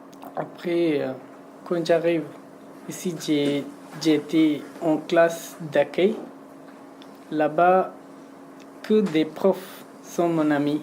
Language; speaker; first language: French; non-native, learner; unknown